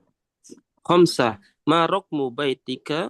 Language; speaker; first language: Arabic; non-native, learner; Indonesian